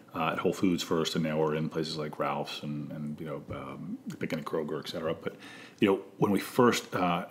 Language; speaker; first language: English; native; English